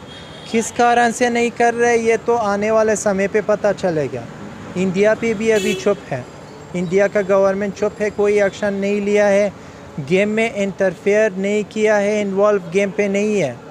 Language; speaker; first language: Hindi; non-native, learner; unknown